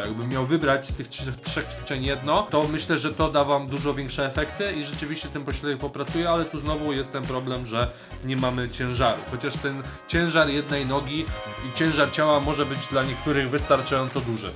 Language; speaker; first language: Polish; native; Polish